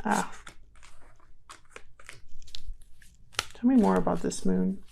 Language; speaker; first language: English; native; English